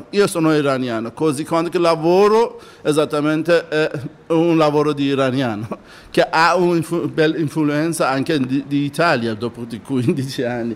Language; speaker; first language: Italian; non-native, learner; Persian